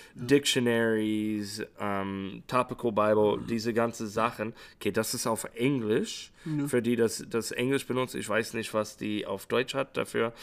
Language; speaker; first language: German; non-native, fluent; English